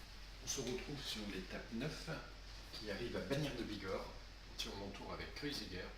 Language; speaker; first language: French; native; French